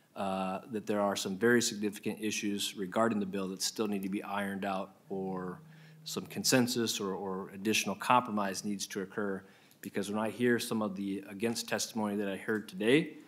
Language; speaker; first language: English; native; English